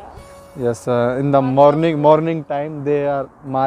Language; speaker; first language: English; non-native, local second language; Hindi